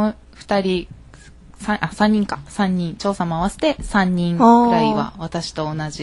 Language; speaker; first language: Japanese; native; Japanese